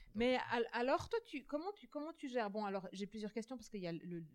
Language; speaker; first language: French; native; French